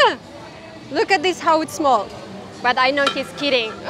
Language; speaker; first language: English; non-native, fluent; Kazakh